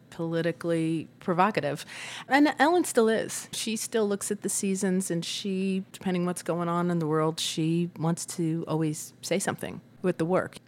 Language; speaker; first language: English; native; English